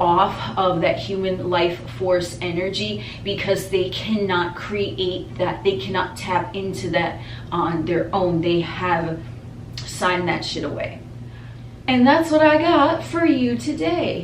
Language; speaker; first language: English; native; English